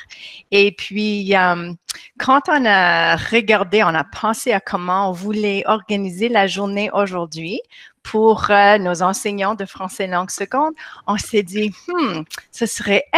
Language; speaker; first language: French; non-native, local second language; English